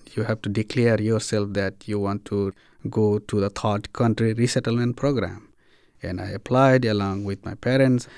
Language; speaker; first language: English; non-native, local second language; Nepali